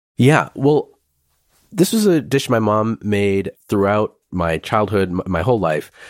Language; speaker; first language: English; early bilingual, other home language; Hindi